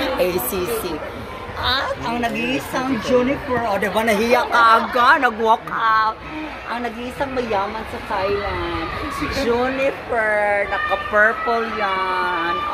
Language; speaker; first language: Filipino; native; Filipino